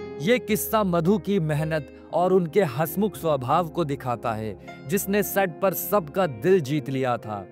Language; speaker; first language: Hindi; native; Hindi